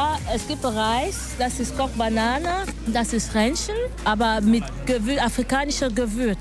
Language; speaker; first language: German; non-native, learner; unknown